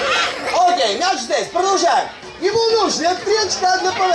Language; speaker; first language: Russian; non-native, learner; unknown